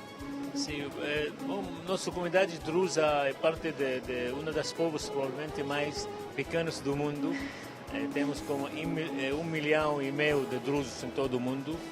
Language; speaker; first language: Portuguese; non-native, fluent; Arabic